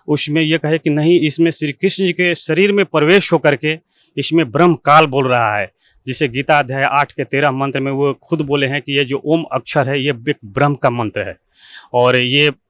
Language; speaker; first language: Hindi; native; Hindi